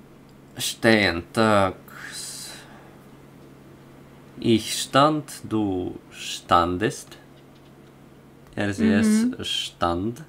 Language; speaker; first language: German; non-native, learner; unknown